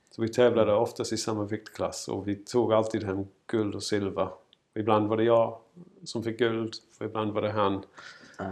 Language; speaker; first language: Swedish; non-native, fluent; English